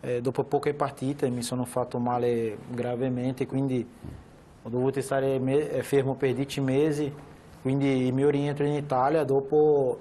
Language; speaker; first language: Italian; non-native, fluent; Portuguese